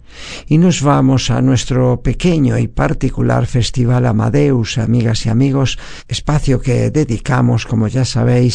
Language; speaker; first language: Spanish; native; Spanish